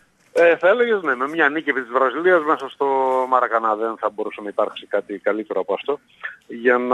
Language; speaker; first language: Greek; native; Greek